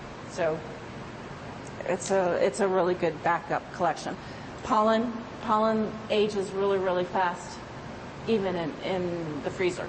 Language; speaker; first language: English; native; English